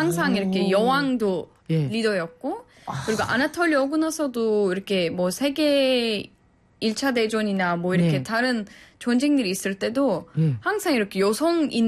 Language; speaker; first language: Korean; non-native, fluent; Turkish